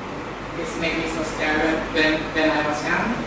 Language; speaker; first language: English; non-native, learner; Thai